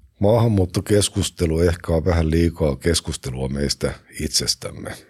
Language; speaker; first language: Finnish; native; Finnish